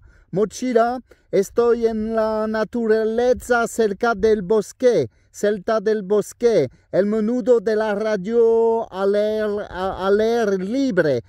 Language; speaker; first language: Spanish; non-native, learner; French